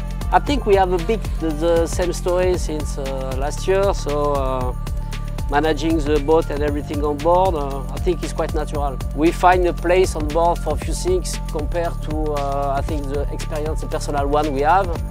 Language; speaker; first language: English; non-native, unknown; French